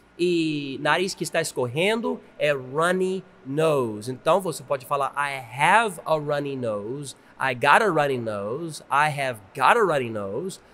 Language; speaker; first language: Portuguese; non-native, fluent; English